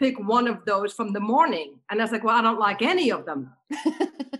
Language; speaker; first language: English; non-native, fluent; Dutch